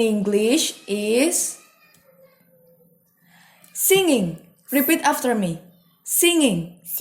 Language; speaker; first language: English; non-native, fluent; Indonesian